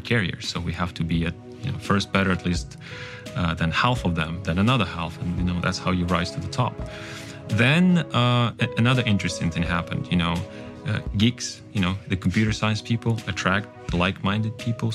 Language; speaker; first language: English; non-native, fluent; Kazakh